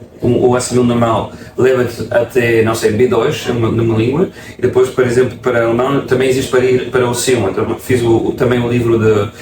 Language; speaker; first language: Portuguese; non-native, fluent; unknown